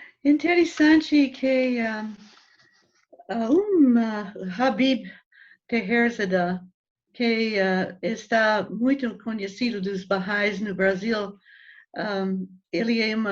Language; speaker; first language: Portuguese; non-native, learner; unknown